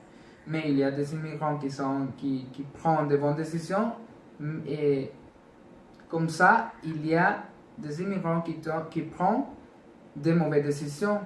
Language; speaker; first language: French; non-native, learner; Spanish